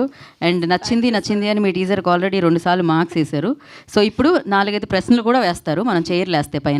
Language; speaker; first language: Telugu; native; Telugu